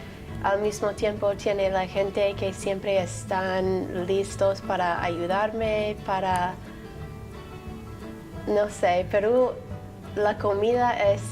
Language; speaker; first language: Spanish; non-native, learner; English